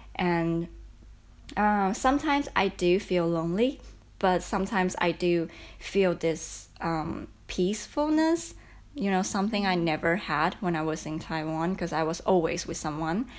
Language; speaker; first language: English; non-native, fluent; Chinese